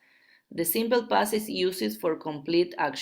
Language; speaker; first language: English; non-native, learner; Spanish